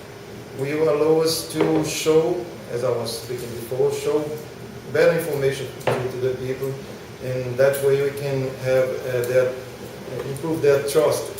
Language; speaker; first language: English; non-native, learner; Portuguese